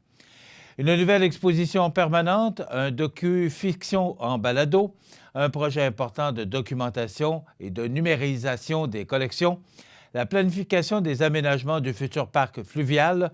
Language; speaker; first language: French; native; French